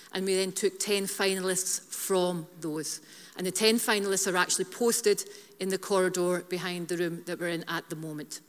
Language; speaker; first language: English; native; English